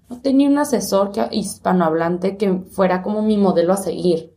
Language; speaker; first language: Spanish; early bilingual, heritage; Spanish